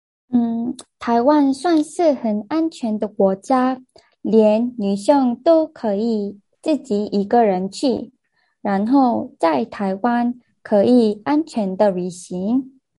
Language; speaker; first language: Chinese; non-native, fluent; Korean